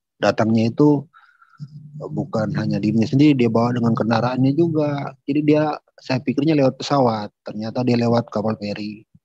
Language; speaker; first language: Indonesian; native; Indonesian